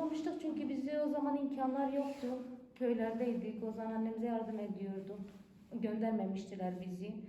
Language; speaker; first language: Turkish; non-native, local second language; Kurdish